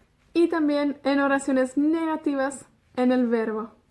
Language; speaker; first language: Spanish; non-native, fluent; Welsh